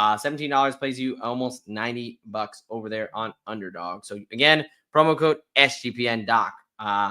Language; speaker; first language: English; native; English